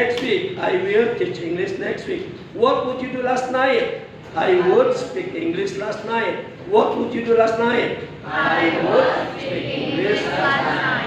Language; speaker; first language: English; non-native, fluent; Indonesian